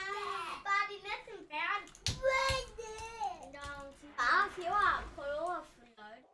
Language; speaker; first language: Danish; early bilingual, other home language; Vietnamese